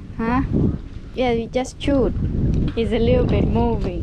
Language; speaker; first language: English; non-native, learner; Thai